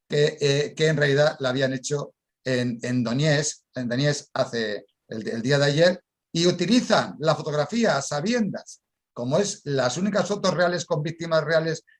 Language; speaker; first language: Spanish; native; Spanish